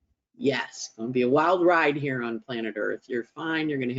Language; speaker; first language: English; native; English